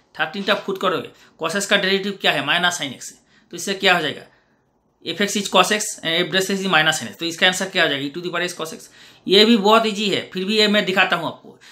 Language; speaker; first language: Hindi; non-native, local second language; Bangla